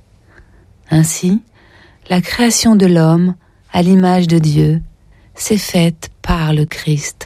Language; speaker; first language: French; native; French